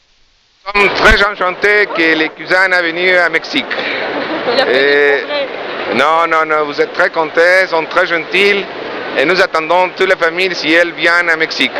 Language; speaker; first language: French; early bilingual, heritage; Spanish